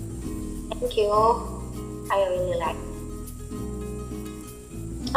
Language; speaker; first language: English; non-native, learner; Indonesian